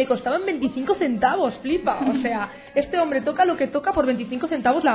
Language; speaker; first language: Spanish; native; Spanish